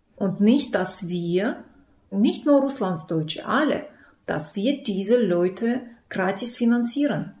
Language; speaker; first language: German; non-native, fluent; Russian